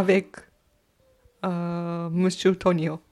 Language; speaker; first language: French; non-native, learner; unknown